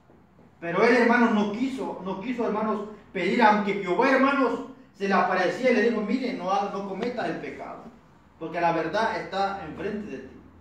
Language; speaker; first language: Spanish; native; Spanish